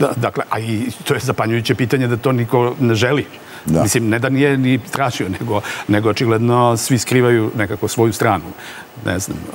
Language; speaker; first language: Serbian; native; Serbian